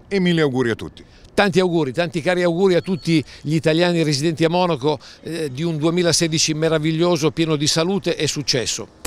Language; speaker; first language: Italian; native; Italian